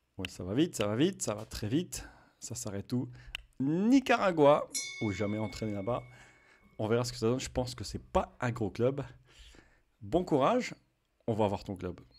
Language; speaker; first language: French; native; French